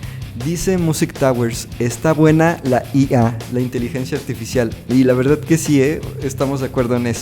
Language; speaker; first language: Spanish; native; Spanish